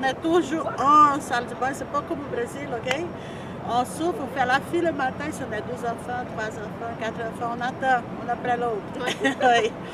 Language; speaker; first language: French; non-native, fluent; Portuguese